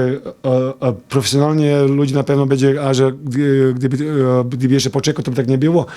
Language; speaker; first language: Polish; non-native, fluent; Serbian